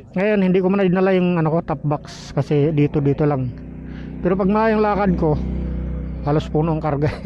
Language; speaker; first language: Filipino; non-native, local second language; Cebuano